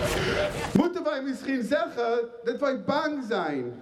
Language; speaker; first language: Dutch; non-native, fluent; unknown